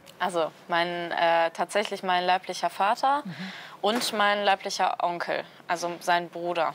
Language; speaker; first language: German; native; German